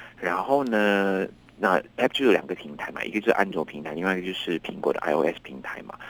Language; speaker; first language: Chinese; native; Chinese